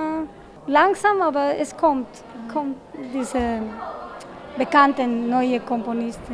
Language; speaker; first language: German; non-native, learner; Spanish